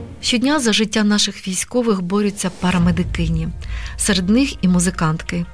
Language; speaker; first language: Ukrainian; native; Ukrainian